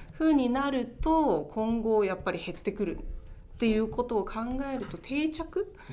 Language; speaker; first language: Japanese; non-native, fluent; Chinese